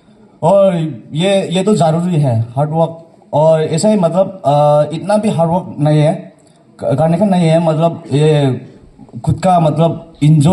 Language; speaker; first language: Hindi; non-native, local second language; Garo